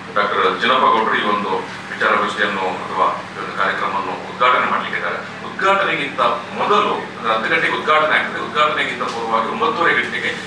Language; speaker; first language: Kannada; non-native, local second language; Tulu